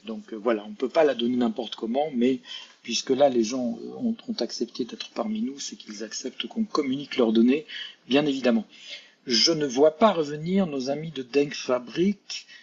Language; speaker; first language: French; native; French